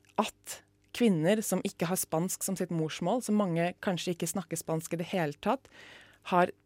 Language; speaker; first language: Norwegian; native; Norwegian